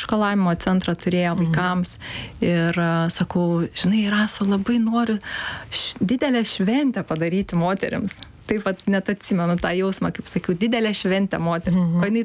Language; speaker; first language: Lithuanian; native; Lithuanian